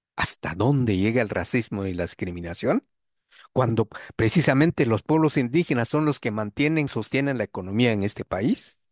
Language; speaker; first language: Spanish; non-native, local second language; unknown